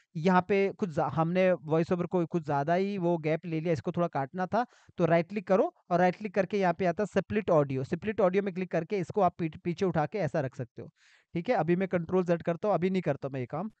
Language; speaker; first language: Hindi; native; Hindi